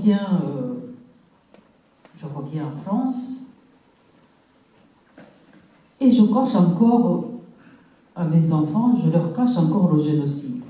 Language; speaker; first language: French; non-native, local second language; Kinyarwanda